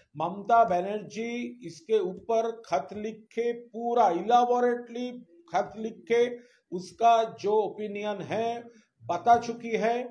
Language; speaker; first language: Hindi; non-native, local second language; Bangla